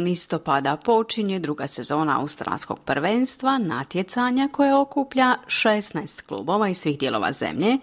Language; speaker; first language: Croatian; native; Croatian